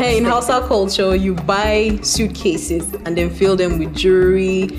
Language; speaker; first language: English; non-native, local second language; Hausa